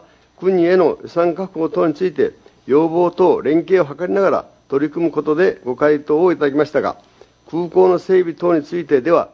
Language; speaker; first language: Japanese; native; Japanese